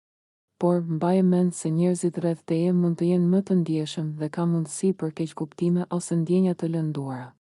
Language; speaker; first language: Albanian; native; Albanian